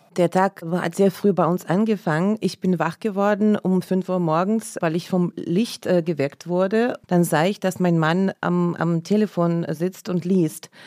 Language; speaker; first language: German; non-native, fluent; Russian